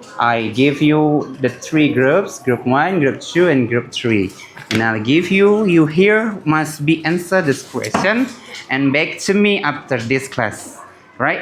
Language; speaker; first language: English; non-native, learner; Indonesian